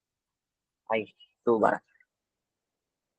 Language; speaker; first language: Japanese; non-native, learner; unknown